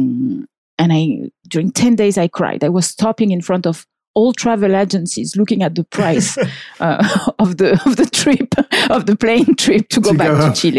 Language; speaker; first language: English; non-native, fluent; French